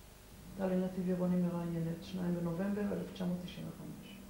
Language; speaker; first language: Hebrew; native; Hebrew